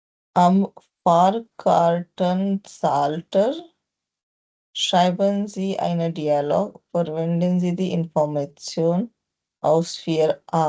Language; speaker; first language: German; non-native, learner; Hindi